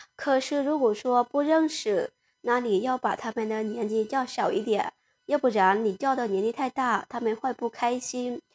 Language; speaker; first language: Chinese; non-native, fluent; Lao